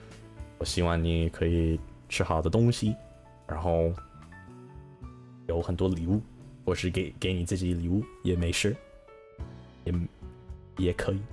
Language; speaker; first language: Chinese; non-native, learner; English